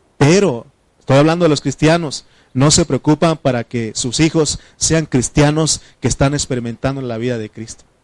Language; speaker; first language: Spanish; non-native, local second language; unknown